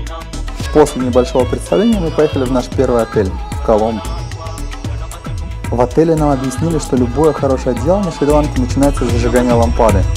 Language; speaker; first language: Russian; native; Russian